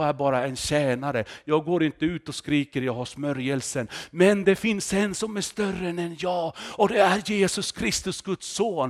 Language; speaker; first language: Swedish; non-native, fluent; Finnish